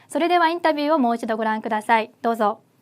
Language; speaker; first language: Japanese; non-native, fluent; Korean